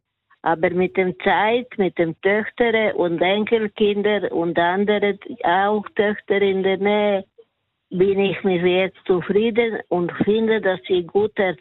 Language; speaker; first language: German; non-native, learner; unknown